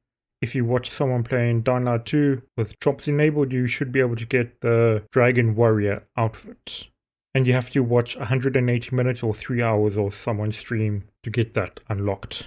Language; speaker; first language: English; native; English